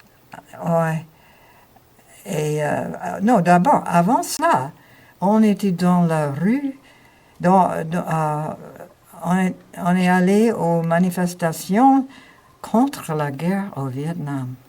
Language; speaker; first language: French; non-native, fluent; English